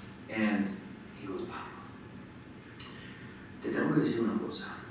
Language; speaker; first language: Spanish; early bilingual, heritage; Spanish